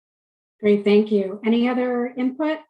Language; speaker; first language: English; native; English